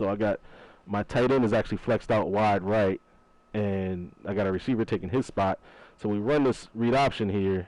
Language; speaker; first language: English; native; English